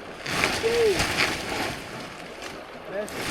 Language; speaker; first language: English; non-native, learner; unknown